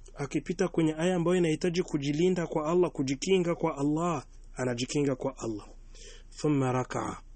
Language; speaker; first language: Swahili; native; Swahili